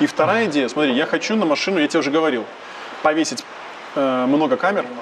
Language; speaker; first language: Russian; native; Russian